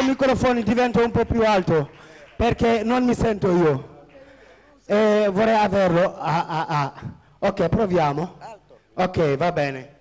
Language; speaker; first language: Italian; non-native, fluent; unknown